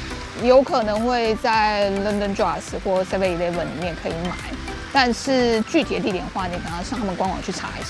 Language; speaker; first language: Chinese; native; Chinese